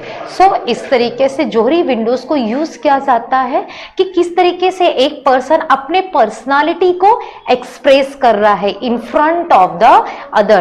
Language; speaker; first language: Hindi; native; Hindi